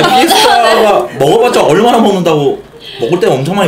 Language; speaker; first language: Korean; native; Korean